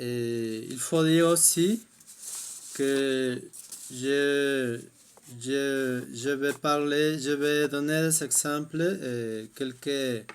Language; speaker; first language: French; non-native, fluent; Spanish